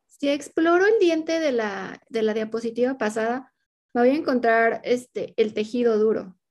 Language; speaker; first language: Spanish; native; Spanish